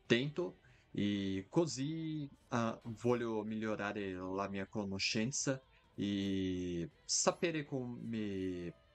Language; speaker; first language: Italian; non-native, learner; Portuguese